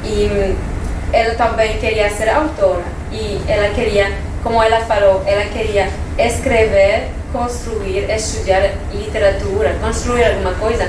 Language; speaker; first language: Portuguese; non-native, fluent; French